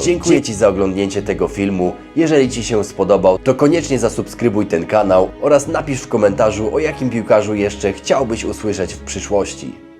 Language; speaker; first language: Polish; native; Polish